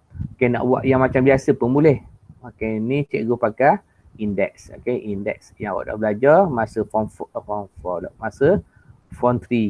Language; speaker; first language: Malay; native; Malay